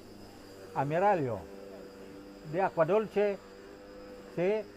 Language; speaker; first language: Italian; non-native, learner; Filipino